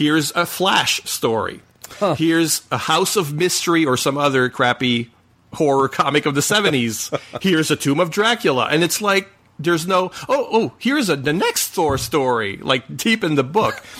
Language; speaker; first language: English; non-native, fluent; French